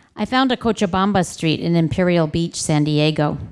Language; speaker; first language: English; early bilingual, other home language; Spanish